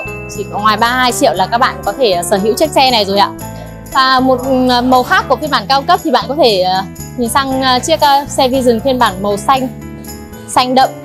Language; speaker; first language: Vietnamese; native; Vietnamese